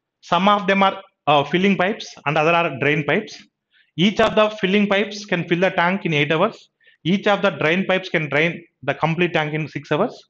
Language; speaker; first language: English; non-native, local second language; Telugu